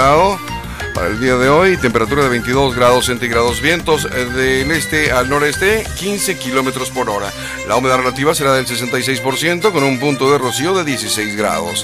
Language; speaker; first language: Spanish; native; Spanish